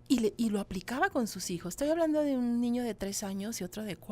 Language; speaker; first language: Spanish; native; Spanish